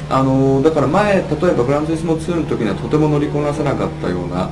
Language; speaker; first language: Japanese; native; Japanese